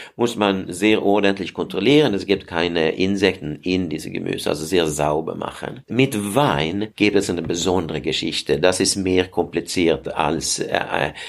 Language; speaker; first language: German; non-native, fluent; Swedish